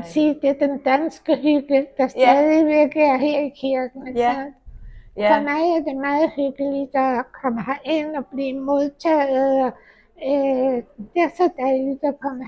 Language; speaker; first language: Danish; early bilingual, heritage; Danish